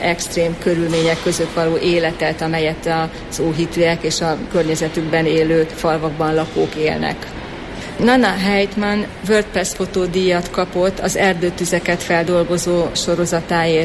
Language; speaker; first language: Hungarian; native; Hungarian